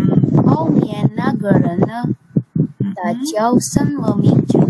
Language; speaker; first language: Chinese; non-native, learner; Indonesian